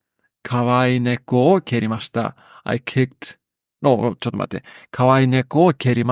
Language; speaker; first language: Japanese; non-native, learner; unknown